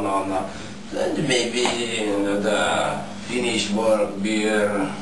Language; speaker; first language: English; non-native, learner; Polish